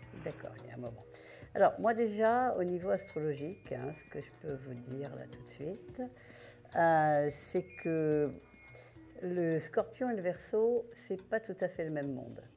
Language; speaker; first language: French; native; French